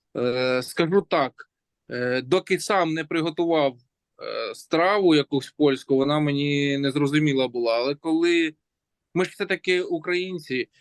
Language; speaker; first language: Ukrainian; native; Ukrainian